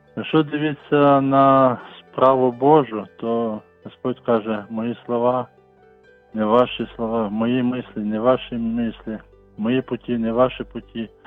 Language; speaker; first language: Ukrainian; non-native, local second language; Russian